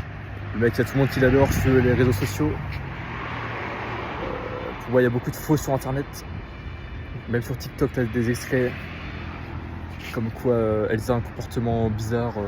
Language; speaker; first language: French; native; French